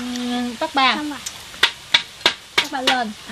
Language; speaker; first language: Vietnamese; native; Vietnamese